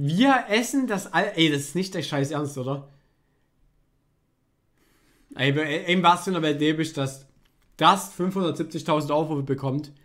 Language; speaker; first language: German; native; German